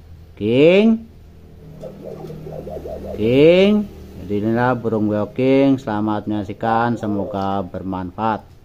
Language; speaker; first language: Indonesian; native; Indonesian